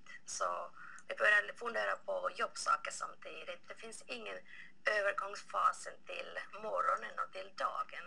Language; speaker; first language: Swedish; non-native, local second language; Finnish